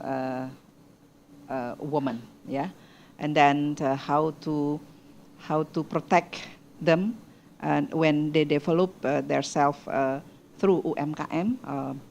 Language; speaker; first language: English; non-native, learner; Indonesian